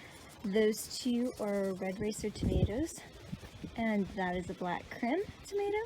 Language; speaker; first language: English; native; English